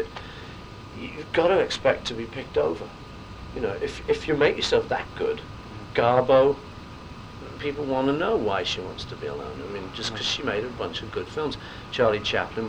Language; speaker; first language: English; native; English